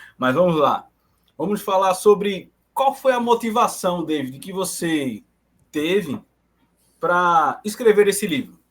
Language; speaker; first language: Portuguese; native; Portuguese